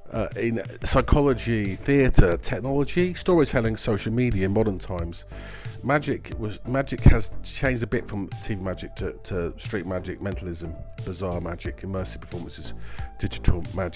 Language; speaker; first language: English; native; English